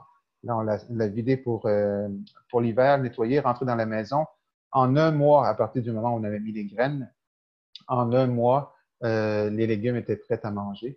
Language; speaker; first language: French; native; French